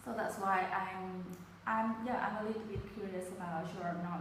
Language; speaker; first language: English; non-native, fluent; Vietnamese